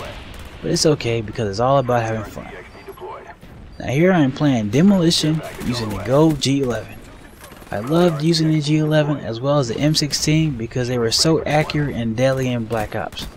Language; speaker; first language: English; native; English